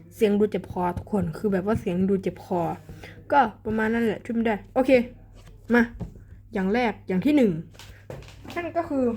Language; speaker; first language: Thai; native; Thai